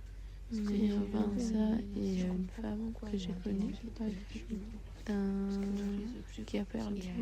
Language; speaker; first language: French; non-native, fluent; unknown